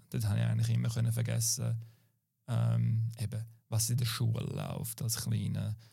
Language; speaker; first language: German; native; German